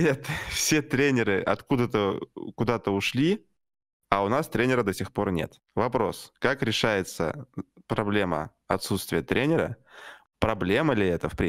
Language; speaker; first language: Russian; native; Russian